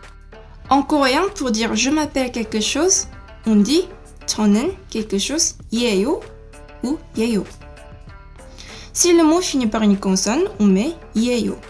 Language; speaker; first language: French; native; French